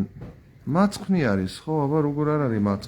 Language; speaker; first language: Georgian; non-native, learner; German